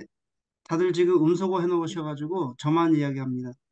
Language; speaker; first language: Korean; native; Korean